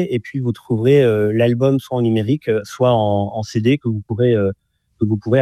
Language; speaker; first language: French; native; French